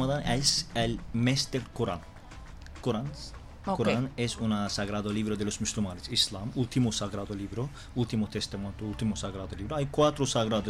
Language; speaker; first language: Spanish; non-native, learner; Turkish